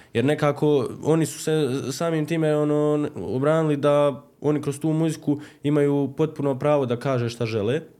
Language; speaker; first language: Serbian; native; Serbian